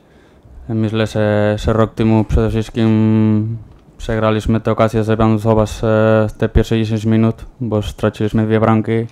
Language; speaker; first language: Polish; non-native, learner; Spanish